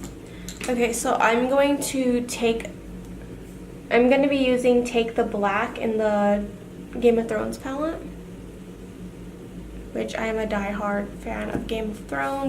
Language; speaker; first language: English; native; English